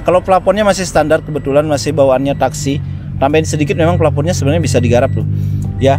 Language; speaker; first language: Indonesian; native; Indonesian